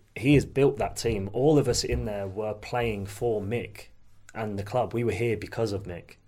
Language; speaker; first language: English; native; English